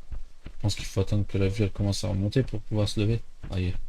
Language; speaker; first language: French; native; French